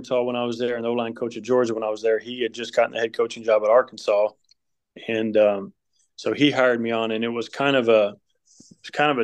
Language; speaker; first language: English; native; English